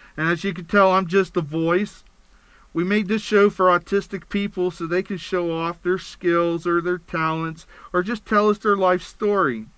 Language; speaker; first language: English; native; English